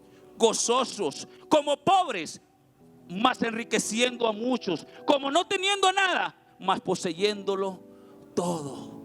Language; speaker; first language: Spanish; native; Spanish